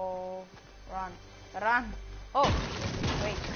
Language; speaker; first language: English; non-native, learner; Greek